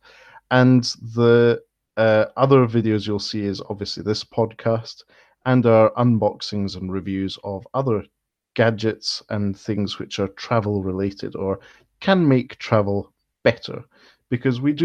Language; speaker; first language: English; native; English